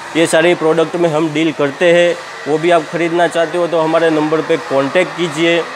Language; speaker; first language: Hindi; non-native, local second language; Gujarati